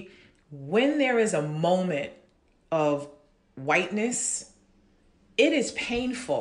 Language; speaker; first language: English; native; English